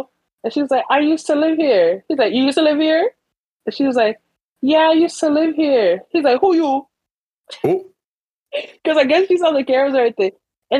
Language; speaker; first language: English; native; English